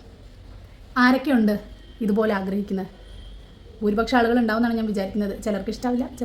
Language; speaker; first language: Malayalam; native; Malayalam